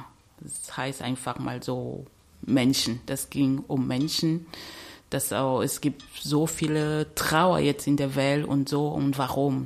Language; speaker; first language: German; non-native, fluent; French